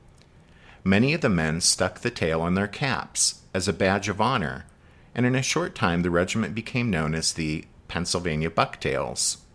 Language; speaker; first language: English; native; English